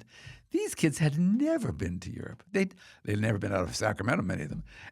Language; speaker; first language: English; native; English